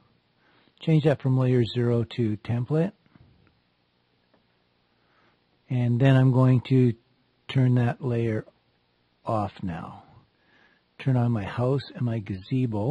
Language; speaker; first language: English; native; English